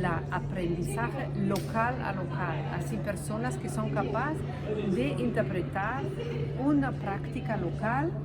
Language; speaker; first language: Spanish; non-native, fluent; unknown